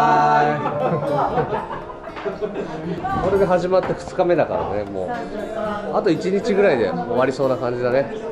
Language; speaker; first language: Japanese; native; Japanese